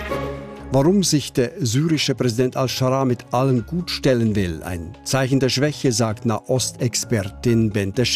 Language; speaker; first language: German; native; German